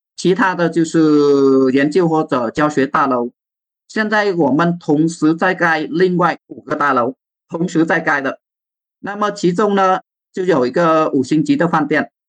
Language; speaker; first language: Chinese; non-native, fluent; Vietnamese